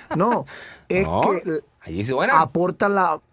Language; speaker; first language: Spanish; native; Spanish